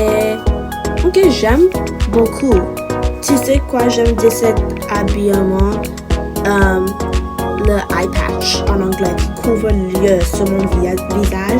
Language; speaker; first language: French; non-native, learner; English